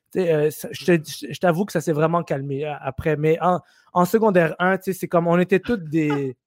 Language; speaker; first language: French; early bilingual, other home language; Arabic